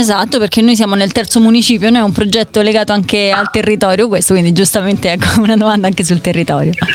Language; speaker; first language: Italian; native; Italian